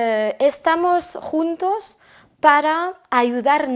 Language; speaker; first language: Spanish; non-native, fluent; French